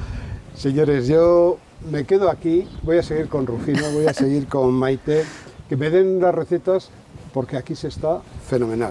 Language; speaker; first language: Spanish; native; Spanish